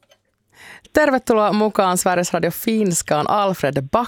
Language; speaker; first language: Finnish; native; Finnish